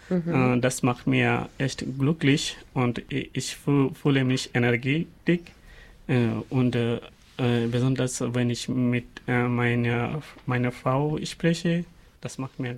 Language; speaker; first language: German; non-native, learner; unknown